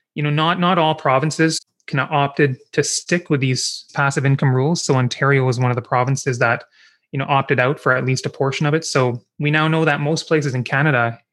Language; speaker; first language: English; native; English